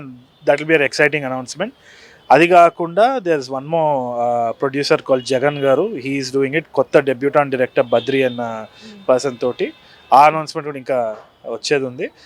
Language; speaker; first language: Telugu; native; Telugu